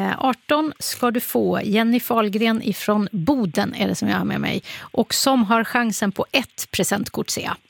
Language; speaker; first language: Swedish; native; Swedish